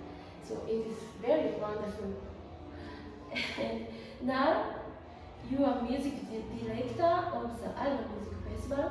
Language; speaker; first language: English; non-native, learner; Japanese